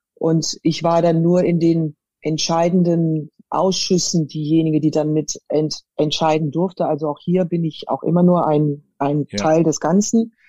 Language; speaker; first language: German; native; German